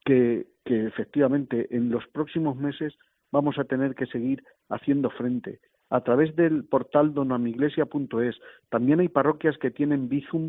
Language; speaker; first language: Spanish; native; Spanish